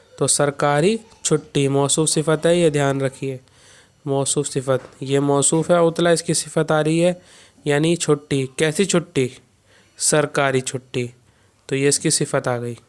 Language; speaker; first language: Urdu; native; Urdu